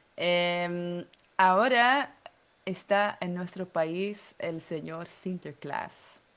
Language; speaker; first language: Spanish; non-native, fluent; Dutch